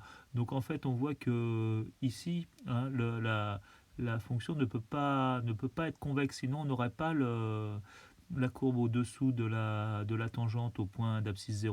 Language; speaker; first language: French; native; French